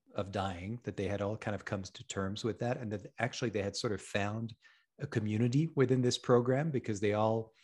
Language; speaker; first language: English; non-native, fluent; French